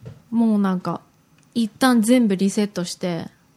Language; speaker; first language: Japanese; native; Japanese